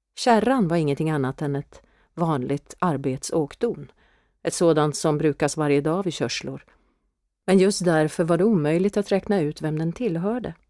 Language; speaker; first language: Swedish; native; Swedish